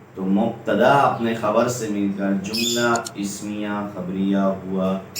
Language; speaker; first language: Urdu; non-native, local second language; Pashto